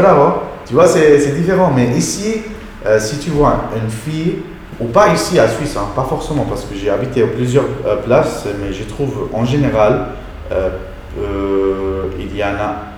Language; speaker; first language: French; non-native, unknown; Arabic